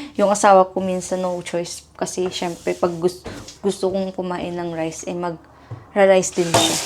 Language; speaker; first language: Filipino; non-native, local second language; Hiligaynon